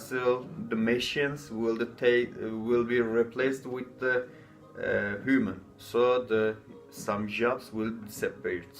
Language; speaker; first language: English; non-native, fluent; Turkish